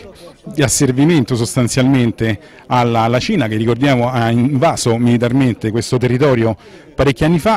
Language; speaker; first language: Italian; native; Italian